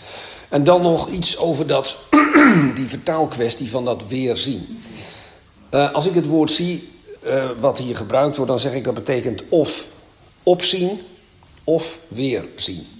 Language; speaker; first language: Dutch; native; Dutch